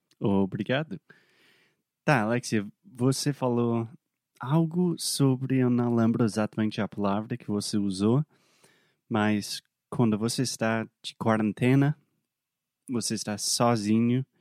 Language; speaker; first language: Portuguese; non-native, fluent; English